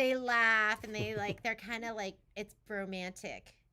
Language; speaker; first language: English; native; English